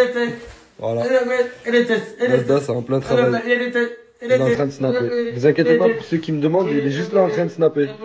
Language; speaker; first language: French; native; French